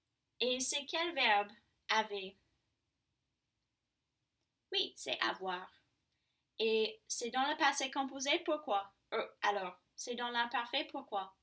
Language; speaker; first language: French; non-native, learner; English